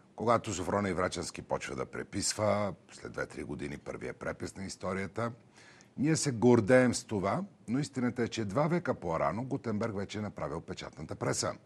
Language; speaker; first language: Bulgarian; native; Bulgarian